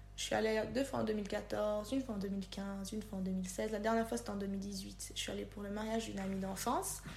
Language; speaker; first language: French; non-native, local second language; Lingala